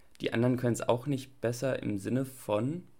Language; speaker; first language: German; native; German